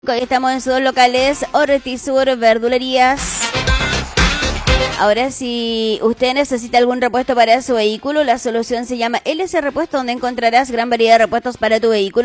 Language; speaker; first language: Spanish; native; Spanish